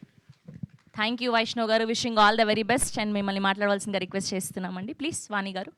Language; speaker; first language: Telugu; native; Telugu